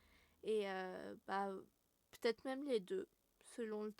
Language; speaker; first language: French; native; French